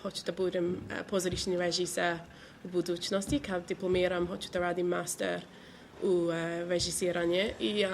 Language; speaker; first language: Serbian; non-native, learner; English